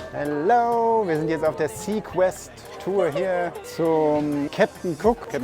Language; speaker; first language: German; native; German